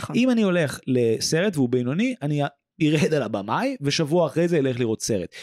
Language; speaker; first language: Hebrew; early bilingual, other home language; English